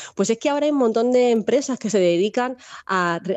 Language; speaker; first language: Spanish; native; Spanish